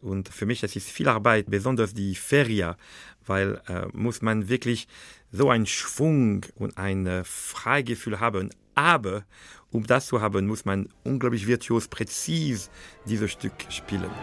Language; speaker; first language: German; non-native, fluent; French